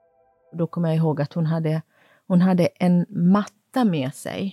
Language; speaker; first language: Swedish; non-native, fluent; Kurdish